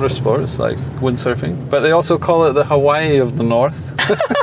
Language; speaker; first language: English; native; English